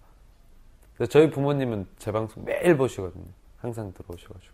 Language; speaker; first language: Korean; native; Korean